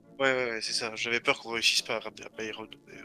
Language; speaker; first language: French; native; French